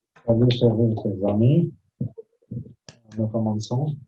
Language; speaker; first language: French; non-native, fluent; Russian